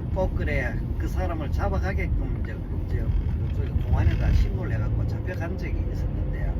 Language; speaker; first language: Korean; native; Korean